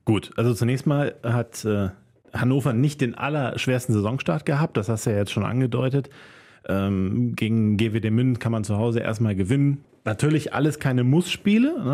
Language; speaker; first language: German; native; German